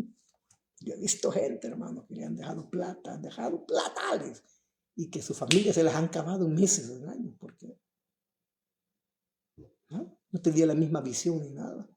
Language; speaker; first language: Spanish; native; Spanish